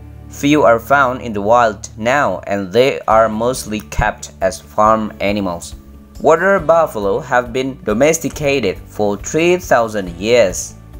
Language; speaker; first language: English; non-native, fluent; Indonesian